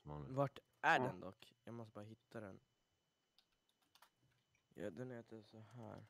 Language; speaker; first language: Swedish; native; Swedish